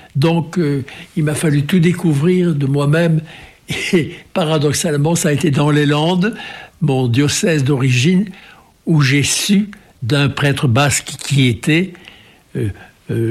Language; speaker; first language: French; native; French